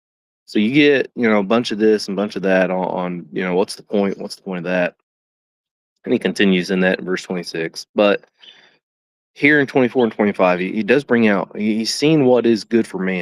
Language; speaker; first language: English; native; English